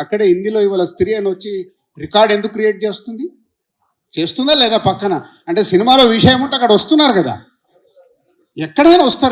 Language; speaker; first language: Telugu; native; Telugu